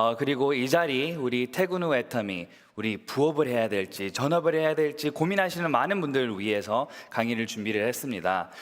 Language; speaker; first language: Korean; early bilingual, heritage; Korean